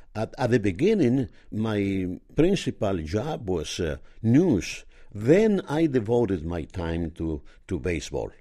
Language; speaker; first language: English; non-native, fluent; Spanish